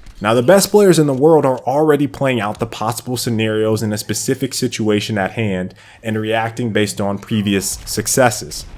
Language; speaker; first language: English; native; English